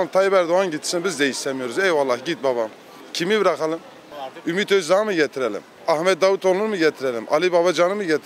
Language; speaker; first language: Turkish; native; Turkish